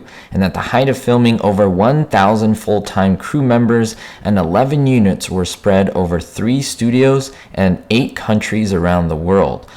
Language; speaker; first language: English; native; English